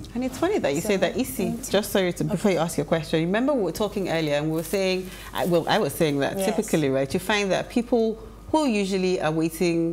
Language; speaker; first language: English; non-native, local second language; Yoruba